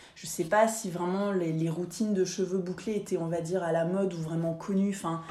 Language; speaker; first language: French; native; French